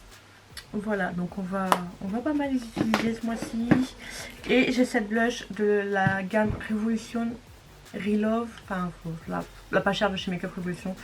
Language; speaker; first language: French; native; French